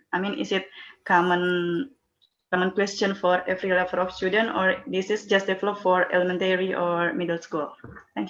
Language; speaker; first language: English; non-native, fluent; Indonesian